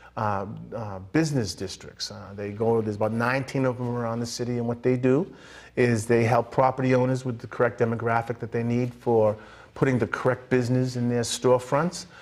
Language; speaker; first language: English; native; English